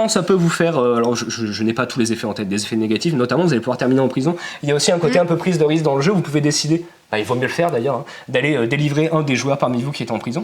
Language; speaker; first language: French; native; French